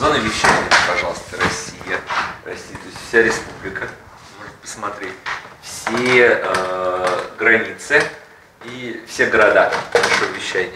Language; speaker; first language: Russian; native; Russian